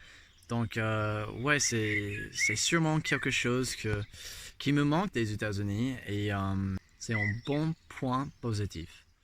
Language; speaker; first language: French; non-native, fluent; English